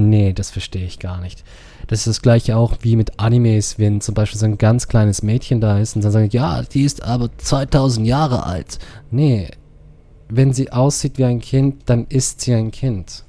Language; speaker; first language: German; non-native, learner; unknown